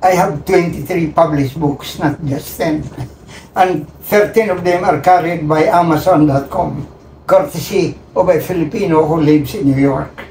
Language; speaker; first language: English; non-native, local second language; Filipino